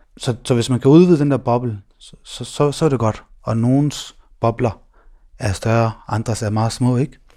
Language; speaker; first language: Danish; early bilingual, other home language; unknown